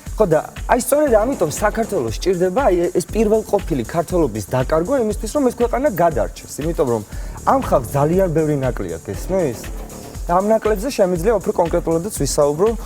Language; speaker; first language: Georgian; native; Georgian